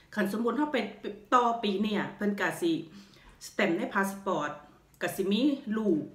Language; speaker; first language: Thai; native; Thai